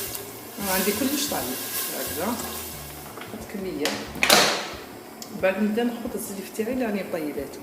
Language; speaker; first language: Arabic; native; Arabic